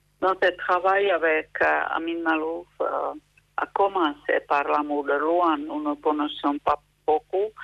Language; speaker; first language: French; non-native, fluent; Finnish